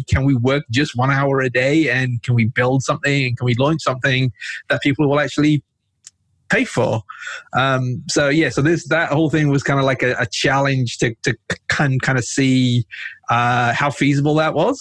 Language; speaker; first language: English; native; English